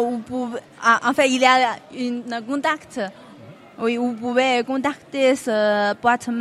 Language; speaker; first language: French; non-native, fluent; Chinese